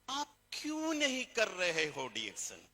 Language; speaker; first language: Hindi; non-native, fluent; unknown